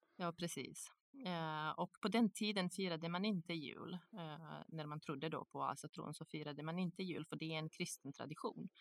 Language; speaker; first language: Swedish; non-native, fluent; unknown